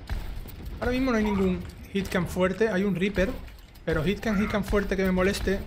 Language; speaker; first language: Spanish; native; Spanish